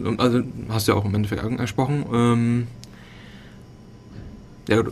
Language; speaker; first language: German; native; German